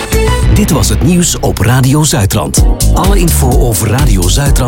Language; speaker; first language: Dutch; native; Dutch